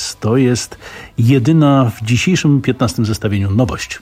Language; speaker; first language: Polish; native; Polish